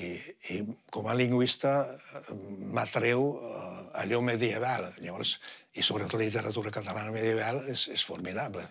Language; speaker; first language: Catalan; non-native, fluent; Hungarian